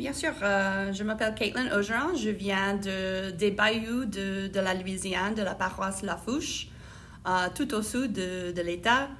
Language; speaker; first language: French; non-native, fluent; English